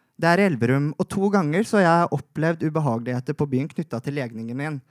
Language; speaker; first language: Norwegian; native; Norwegian